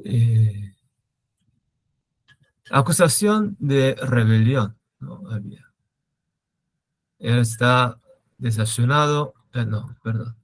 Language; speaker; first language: Spanish; non-native, learner; Korean